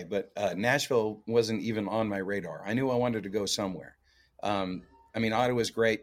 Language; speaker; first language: English; native; English